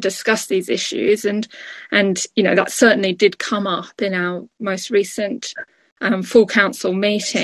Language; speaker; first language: English; native; English